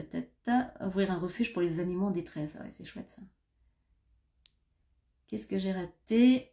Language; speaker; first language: French; native; French